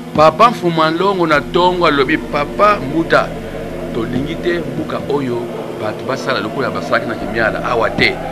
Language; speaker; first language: Lingala; non-native, local second language; Kongo